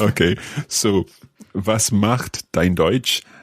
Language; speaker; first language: German; non-native, learner; English